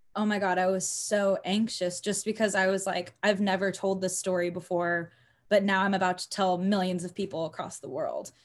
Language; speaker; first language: English; native; English